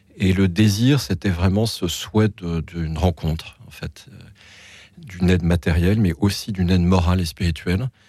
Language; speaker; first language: French; native; French